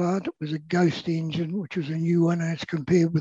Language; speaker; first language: English; native; English